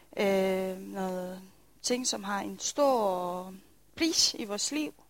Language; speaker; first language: Danish; non-native, fluent; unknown